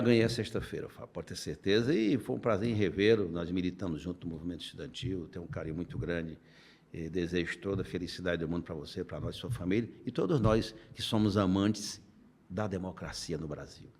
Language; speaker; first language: Portuguese; native; Portuguese